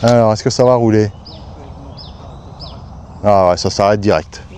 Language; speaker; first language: French; native; French